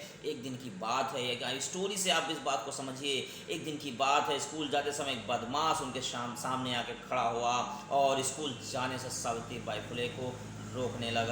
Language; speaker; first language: Hindi; native; Hindi